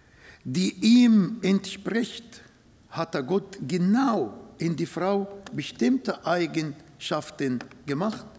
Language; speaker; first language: German; non-native, fluent; Arabic